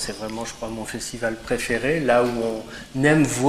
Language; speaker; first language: French; native; French